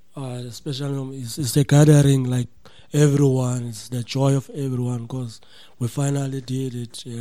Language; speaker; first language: English; non-native, local second language; Xhosa